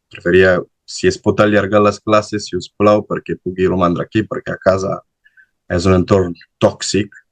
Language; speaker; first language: Catalan; non-native, fluent; Romanian